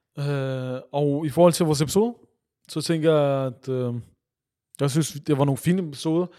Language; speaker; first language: Danish; early bilingual, other home language; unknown